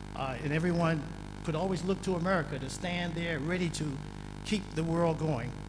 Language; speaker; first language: English; native; English